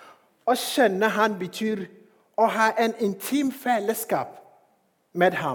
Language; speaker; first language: Norwegian; non-native, fluent; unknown